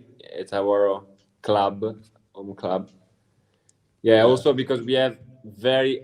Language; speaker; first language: English; non-native, learner; Italian